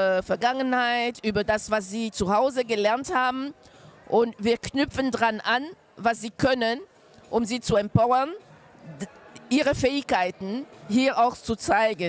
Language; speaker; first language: German; non-native, fluent; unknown